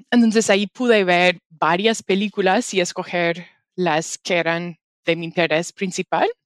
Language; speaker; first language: Spanish; non-native, fluent; English